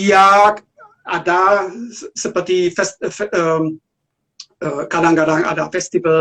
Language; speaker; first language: Indonesian; non-native, learner; German